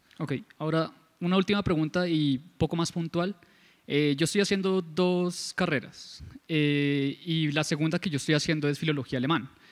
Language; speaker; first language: Spanish; native; Spanish